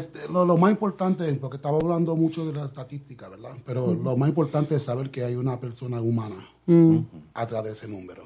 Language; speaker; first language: Spanish; early bilingual, heritage; Spanish